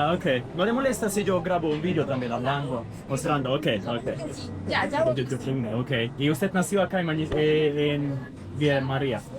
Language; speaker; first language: Spanish; non-native, fluent; Russian